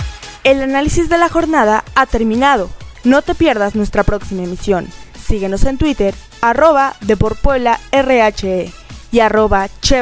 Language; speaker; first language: Spanish; native; Spanish